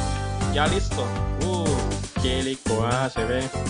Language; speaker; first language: Spanish; non-native, learner; Chinese